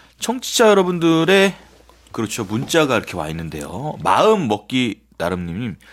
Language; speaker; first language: Korean; native; Korean